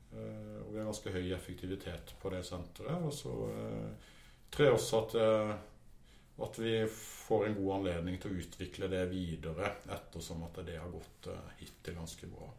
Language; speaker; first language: Norwegian; native; Norwegian